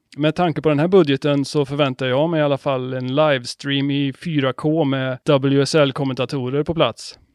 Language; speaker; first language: Swedish; native; Swedish